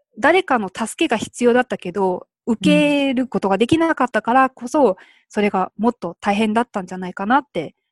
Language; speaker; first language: Japanese; early bilingual, other home language; Korean